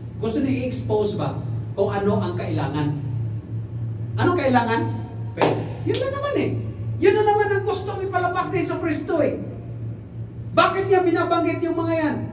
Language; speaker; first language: Filipino; non-native, local second language; Cebuano